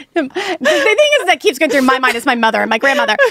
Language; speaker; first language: English; native; English